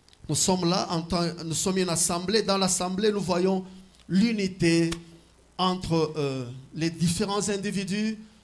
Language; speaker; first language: French; non-native, local second language; Swahili